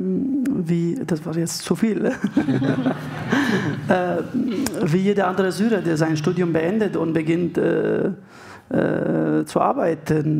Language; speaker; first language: German; non-native, fluent; Arabic